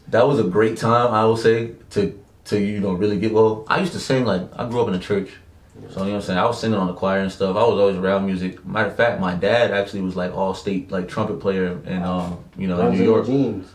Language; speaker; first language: English; native; English